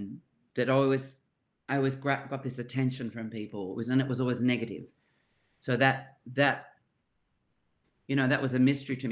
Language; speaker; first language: English; native; English